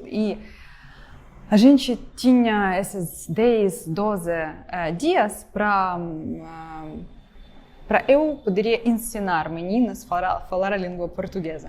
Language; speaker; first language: Portuguese; non-native, fluent; Ukrainian